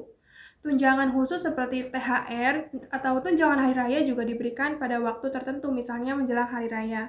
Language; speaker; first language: Indonesian; native; Indonesian